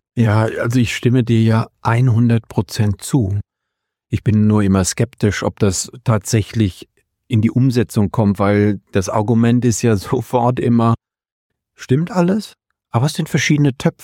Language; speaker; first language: German; native; German